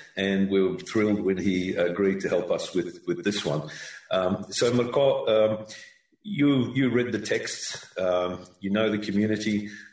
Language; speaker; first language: English; early bilingual, other home language; Ukrainian